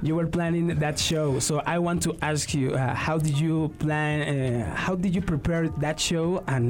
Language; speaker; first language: English; non-native, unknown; Spanish